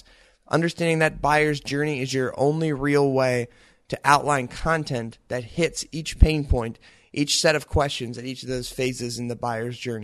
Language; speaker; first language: English; native; English